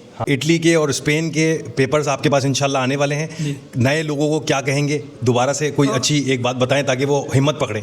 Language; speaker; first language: Urdu; native; Urdu